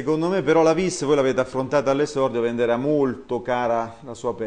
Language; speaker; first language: Italian; native; Italian